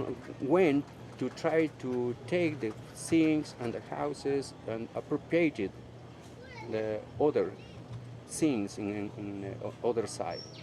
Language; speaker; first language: English; non-native, fluent; Spanish